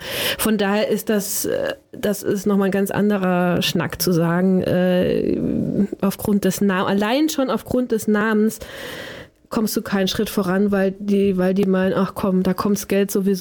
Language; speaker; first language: German; native; German